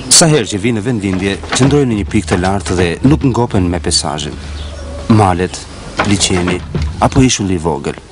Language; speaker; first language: Albanian; non-native, local second language; Macedonian